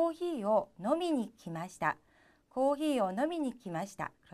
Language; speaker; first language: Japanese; non-native, fluent; Korean